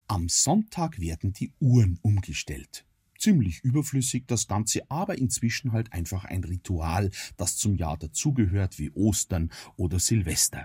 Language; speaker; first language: German; native; German